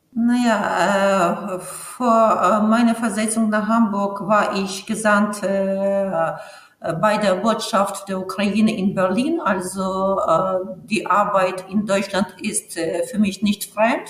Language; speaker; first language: German; non-native, fluent; Ukrainian